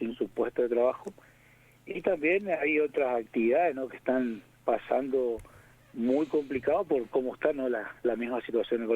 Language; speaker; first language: Spanish; native; Spanish